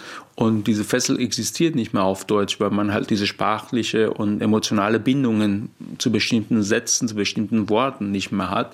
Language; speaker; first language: German; non-native, fluent; Persian